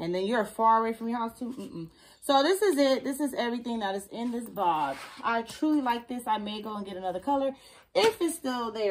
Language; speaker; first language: English; native; English